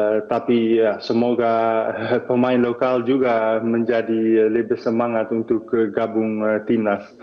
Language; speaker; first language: Indonesian; non-native, fluent; Dutch